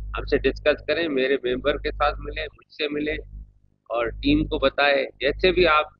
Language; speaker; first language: Urdu; non-native, local second language; Sindhi